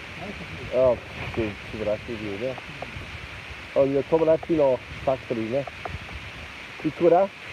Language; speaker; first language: Japanese; non-native, learner; English